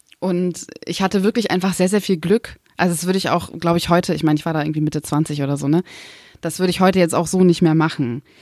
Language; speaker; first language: German; early bilingual, other home language; Kurdish